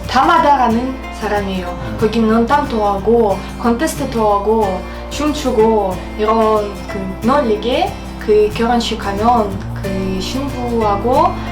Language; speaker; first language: Korean; non-native, learner; Russian